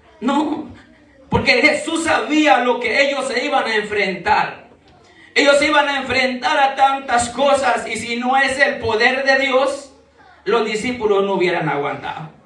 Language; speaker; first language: Spanish; native; Spanish